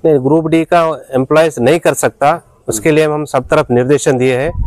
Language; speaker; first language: Hindi; non-native, local second language; Kannada